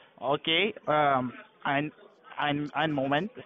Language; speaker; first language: German; non-native, learner; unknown